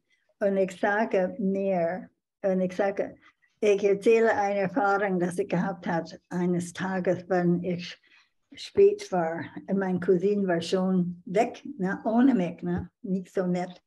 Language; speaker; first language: German; non-native, fluent; English